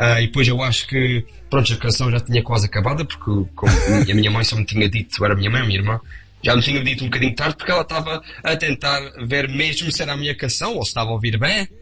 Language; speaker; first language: Portuguese; early bilingual, heritage; Portuguese